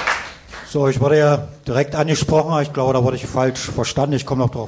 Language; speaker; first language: German; native; German